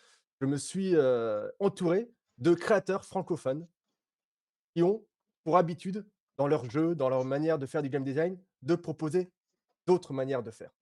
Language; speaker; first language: French; native; French